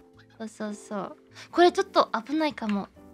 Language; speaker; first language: Japanese; non-native, learner; English